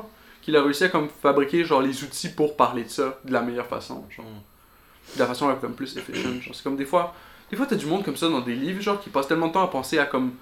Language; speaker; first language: French; native; French